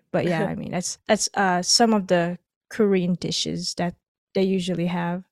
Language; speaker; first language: English; early bilingual, other home language; Filipino